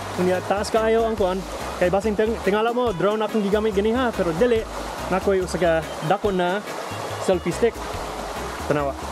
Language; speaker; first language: Cebuano; non-native, fluent; English